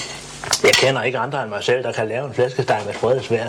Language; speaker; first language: Danish; native; Danish